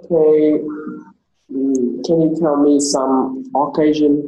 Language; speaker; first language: English; non-native, learner; Vietnamese